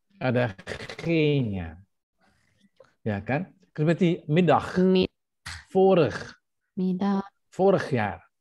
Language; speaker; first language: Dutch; non-native, fluent; Indonesian